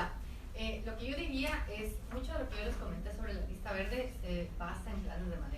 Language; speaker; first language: Spanish; native; Spanish